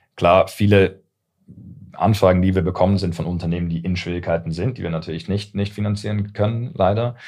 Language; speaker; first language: German; early bilingual, heritage; English